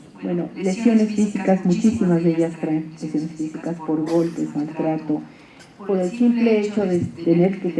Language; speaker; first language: Spanish; native; Spanish